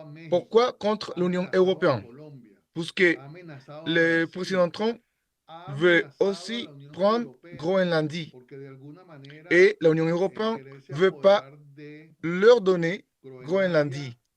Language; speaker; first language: French; non-native, learner; Spanish